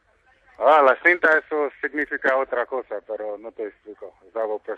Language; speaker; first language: Spanish; non-native, fluent; English